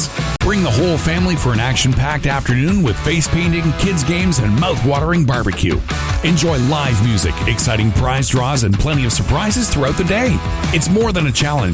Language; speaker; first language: English; native; English